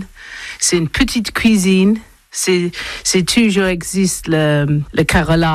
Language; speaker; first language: French; non-native, learner; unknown